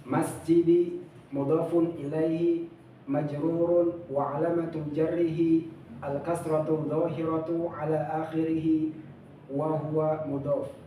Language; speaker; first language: Arabic; non-native, learner; Indonesian